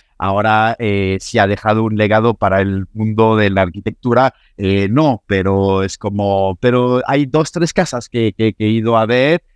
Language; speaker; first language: Spanish; non-native, fluent; French